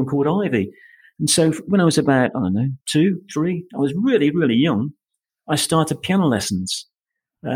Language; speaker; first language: English; native; English